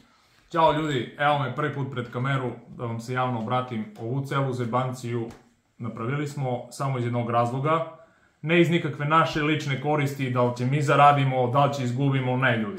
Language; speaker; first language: Serbian; native; Serbian